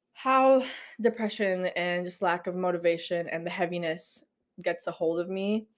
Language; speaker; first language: English; non-native, local second language; Filipino